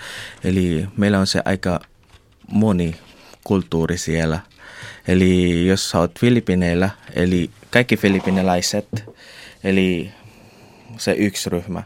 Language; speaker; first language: Finnish; non-native, learner; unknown